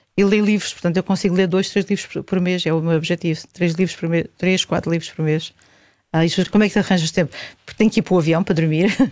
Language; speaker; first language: Portuguese; native; Portuguese